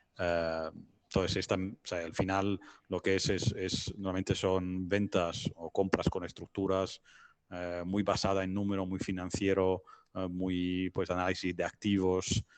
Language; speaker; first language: Spanish; non-native, fluent; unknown